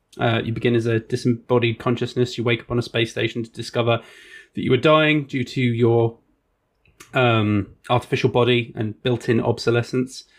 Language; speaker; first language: English; native; English